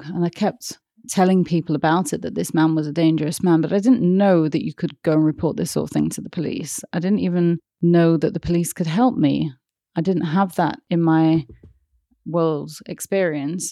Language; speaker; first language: English; native; English